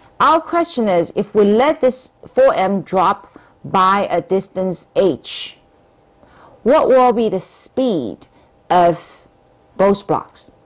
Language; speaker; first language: English; non-native, fluent; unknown